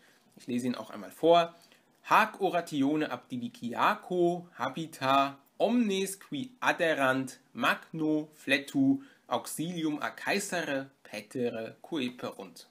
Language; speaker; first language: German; native; German